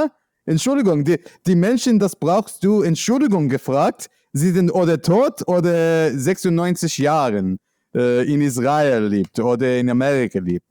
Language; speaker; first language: German; non-native, learner; English